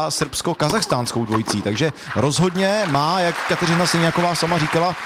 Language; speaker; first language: Czech; native; Czech